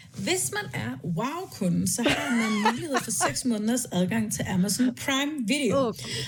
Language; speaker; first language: Danish; native; Danish